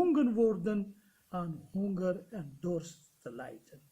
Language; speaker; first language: Dutch; non-native, fluent; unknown